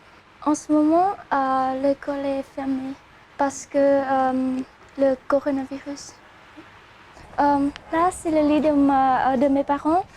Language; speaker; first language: French; non-native, learner; Khmer